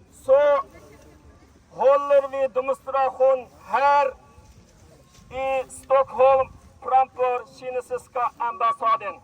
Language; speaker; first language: Swedish; non-native, learner; Uyghur